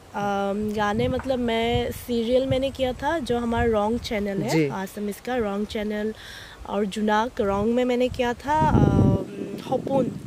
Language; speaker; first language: Hindi; non-native, local second language; Assamese